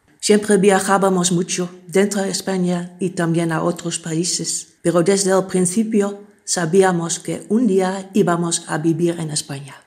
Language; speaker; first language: Spanish; non-native, fluent; Dutch